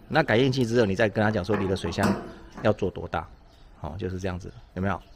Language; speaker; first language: Chinese; native; Chinese